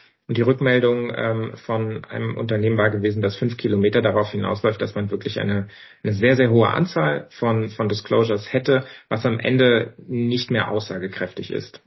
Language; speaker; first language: German; native; German